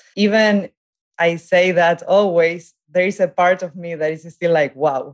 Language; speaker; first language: English; non-native, fluent; Spanish